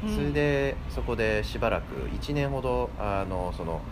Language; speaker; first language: Japanese; early bilingual, heritage; English